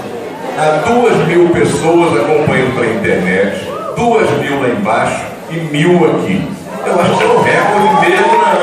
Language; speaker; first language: Portuguese; native; Portuguese